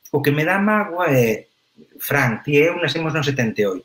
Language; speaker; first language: Galician; native; Galician